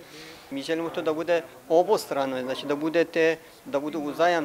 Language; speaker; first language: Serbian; non-native, fluent; Persian